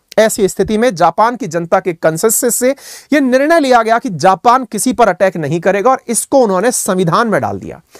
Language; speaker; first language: Hindi; native; Hindi